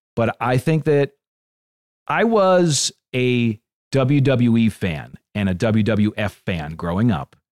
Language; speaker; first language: English; native; English